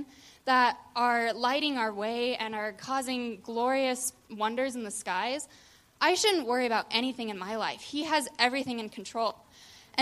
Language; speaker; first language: English; native; English